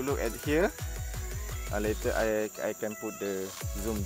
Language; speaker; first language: English; non-native, learner; Malay